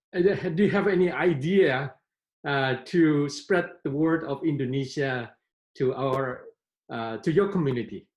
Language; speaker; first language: English; non-native, fluent; Indonesian